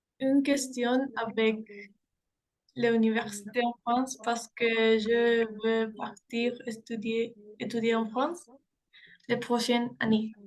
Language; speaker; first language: French; non-native, learner; Spanish